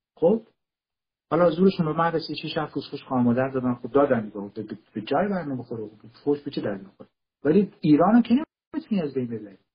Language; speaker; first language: Persian; non-native, local second language; Kurdish